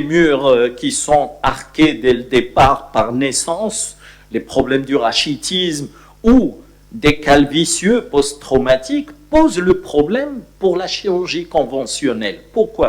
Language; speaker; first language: French; non-native, local second language; Arabic